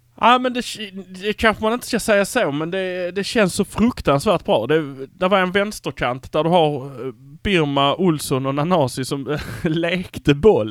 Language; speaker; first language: Swedish; native; Swedish